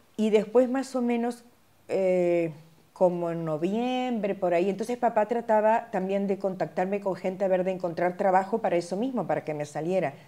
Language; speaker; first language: Spanish; native; Spanish